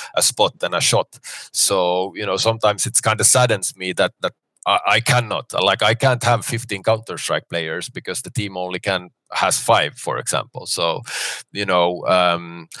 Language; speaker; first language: English; non-native, fluent; Finnish